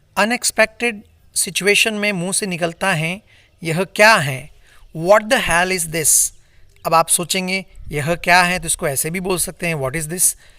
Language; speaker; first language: Hindi; native; Hindi